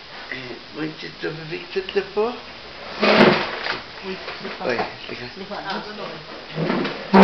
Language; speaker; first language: Hebrew; non-native, fluent; Russian